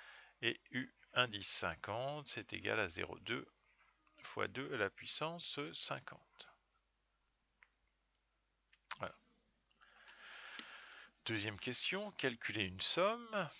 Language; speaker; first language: French; native; French